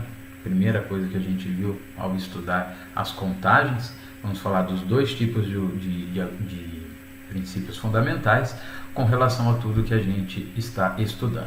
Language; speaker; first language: Portuguese; native; Portuguese